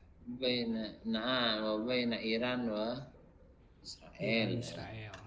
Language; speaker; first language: Arabic; non-native, fluent; Indonesian